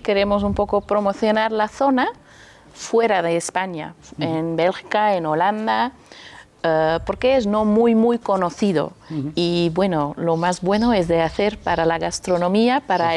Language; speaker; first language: Spanish; non-native, learner; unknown